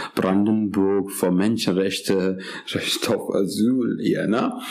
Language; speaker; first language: German; non-native, fluent; Urdu